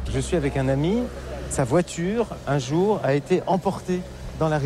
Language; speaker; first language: French; native; French